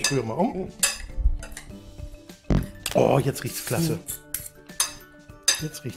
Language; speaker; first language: German; native; German